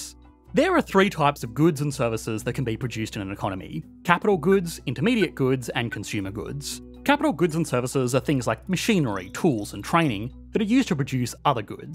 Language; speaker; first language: English; native; English